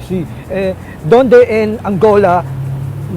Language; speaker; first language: Spanish; non-native, learner; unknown